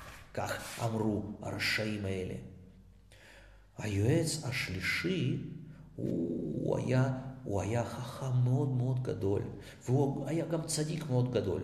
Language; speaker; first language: Hebrew; non-native, fluent; Russian